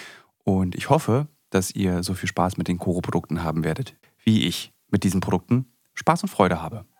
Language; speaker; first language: German; native; German